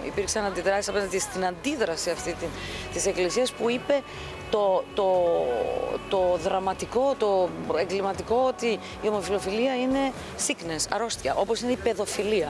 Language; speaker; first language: Greek; native; Greek